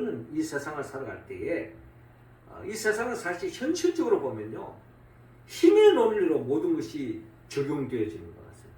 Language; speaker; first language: Korean; native; Korean